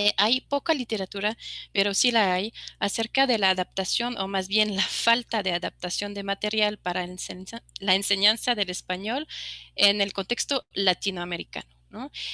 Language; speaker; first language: Spanish; non-native, fluent; French